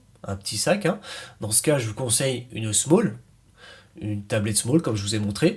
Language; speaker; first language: French; native; French